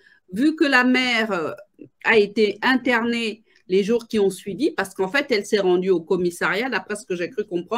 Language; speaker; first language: French; native; French